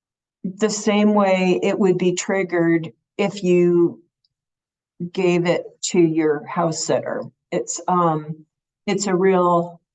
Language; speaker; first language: English; native; English